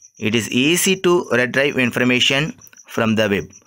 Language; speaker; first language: English; non-native, local second language; Tamil